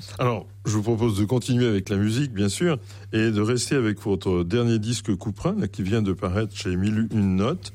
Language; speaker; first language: French; native; French